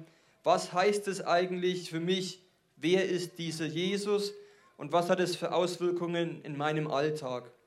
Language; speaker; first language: German; native; German